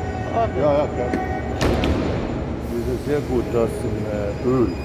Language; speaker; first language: German; non-native, learner; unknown